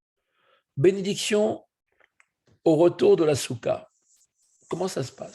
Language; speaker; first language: French; native; French